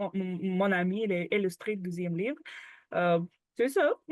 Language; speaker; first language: French; non-native, learner; Ukrainian